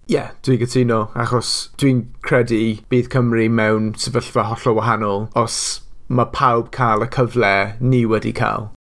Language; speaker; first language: Welsh; non-native, local second language; English